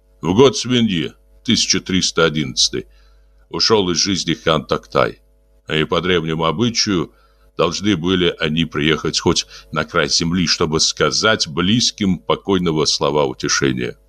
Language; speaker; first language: Russian; native; Russian